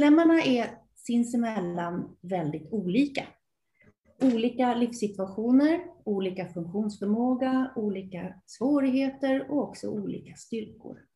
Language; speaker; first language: Swedish; native; Swedish